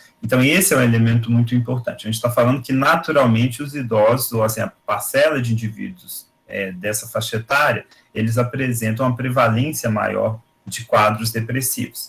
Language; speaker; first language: Portuguese; native; Portuguese